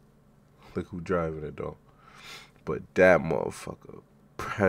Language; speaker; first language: English; native; English